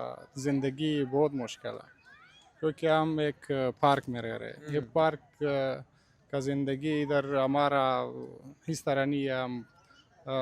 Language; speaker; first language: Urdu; non-native, learner; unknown